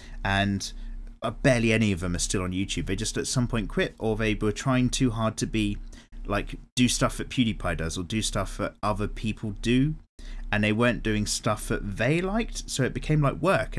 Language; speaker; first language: English; native; English